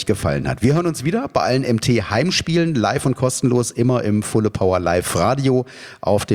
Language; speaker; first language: German; native; German